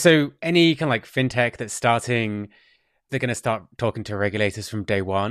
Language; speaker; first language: English; native; English